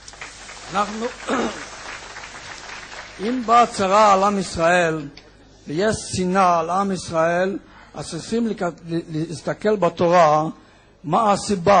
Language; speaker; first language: Hebrew; non-native, fluent; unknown